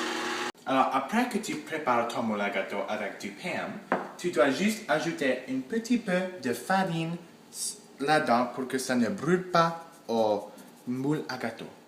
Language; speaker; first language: French; non-native, learner; English